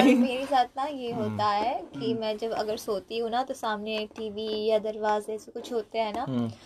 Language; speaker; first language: Hindi; non-native, local second language; Gujarati